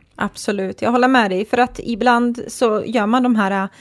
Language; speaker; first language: Swedish; native; Swedish